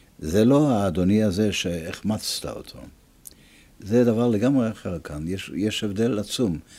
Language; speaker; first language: Hebrew; early bilingual, other home language; Italian